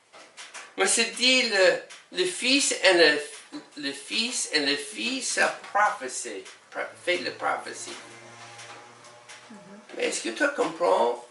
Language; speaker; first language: French; non-native, learner; English